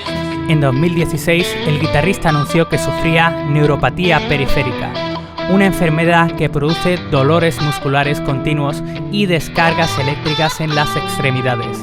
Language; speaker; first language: Spanish; native; Spanish